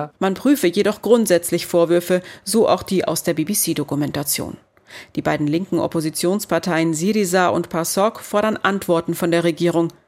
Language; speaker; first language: German; native; German